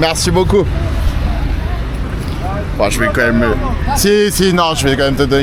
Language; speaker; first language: French; native; French